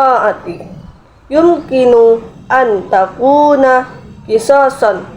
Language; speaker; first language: Arabic; non-native, learner; Indonesian